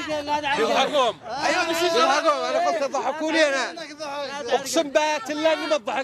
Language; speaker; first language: Arabic; native; Arabic